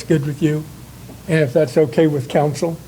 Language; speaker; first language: English; native; English